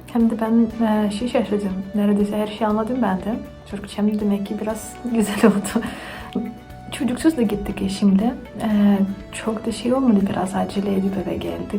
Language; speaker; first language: Turkish; non-native, learner; Russian